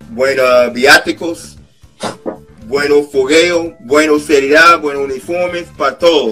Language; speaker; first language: Spanish; non-native, fluent; English